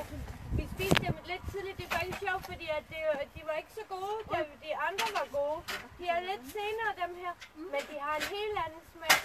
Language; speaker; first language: Danish; non-native, fluent; Filipino